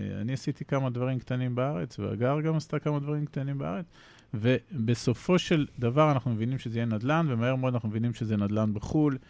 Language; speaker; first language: Hebrew; native; Hebrew